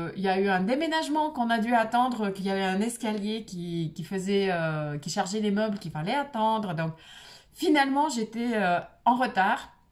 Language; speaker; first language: French; non-native, fluent; Russian